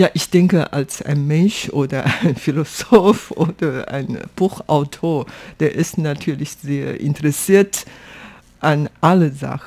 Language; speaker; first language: German; non-native, fluent; Chinese